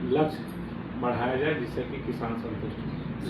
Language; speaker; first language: Hindi; native; Hindi